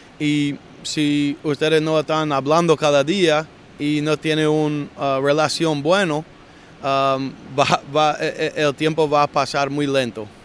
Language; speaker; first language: Spanish; non-native, learner; English